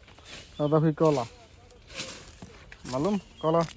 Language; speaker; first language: Arabic; non-native, learner; Bangla